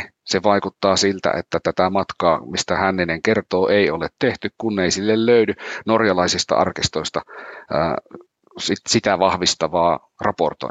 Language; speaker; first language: Finnish; native; Finnish